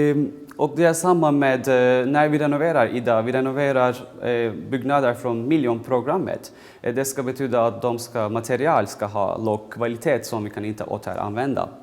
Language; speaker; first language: Swedish; non-native, fluent; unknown